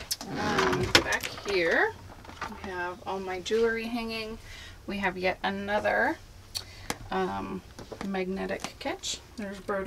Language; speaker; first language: English; native; English